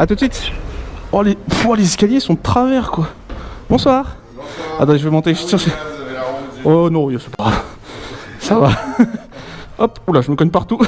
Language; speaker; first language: French; native; French